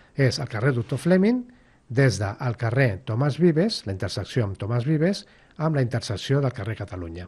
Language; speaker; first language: Catalan; native; Catalan